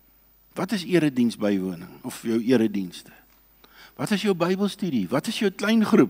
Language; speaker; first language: Afrikaans; native; Afrikaans